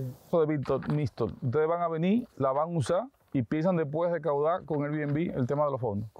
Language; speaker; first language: Spanish; native; Spanish